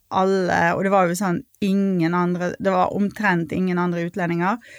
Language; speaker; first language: Norwegian; non-native, fluent; Russian